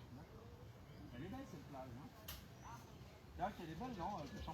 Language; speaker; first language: French; native; French